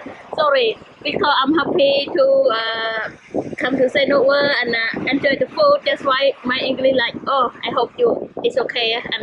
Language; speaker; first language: English; non-native, learner; Khmer